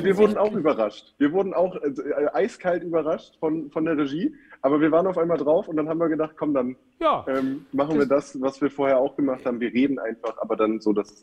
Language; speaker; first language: German; native; German